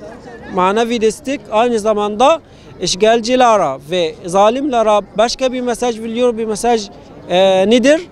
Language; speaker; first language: Turkish; non-native, fluent; Arabic